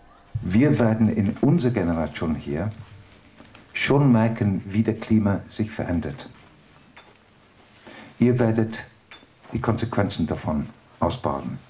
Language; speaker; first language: German; non-native, fluent; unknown